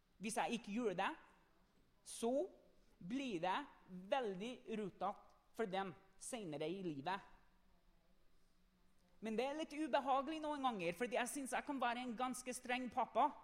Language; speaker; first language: Norwegian; non-native, fluent; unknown